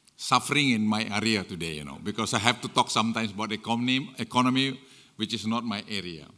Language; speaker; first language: English; non-native, fluent; Indonesian